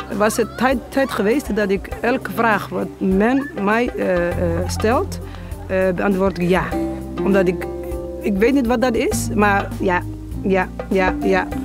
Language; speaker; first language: Dutch; non-native, fluent; Somali